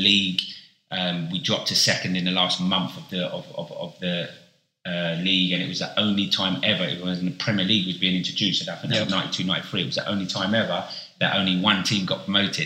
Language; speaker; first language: English; native; English